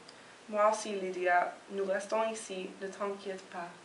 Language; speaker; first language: French; non-native, learner; English